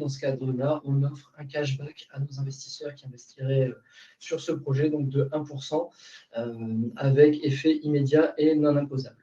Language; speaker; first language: French; native; French